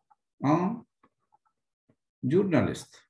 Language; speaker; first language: French; non-native, fluent; Hindi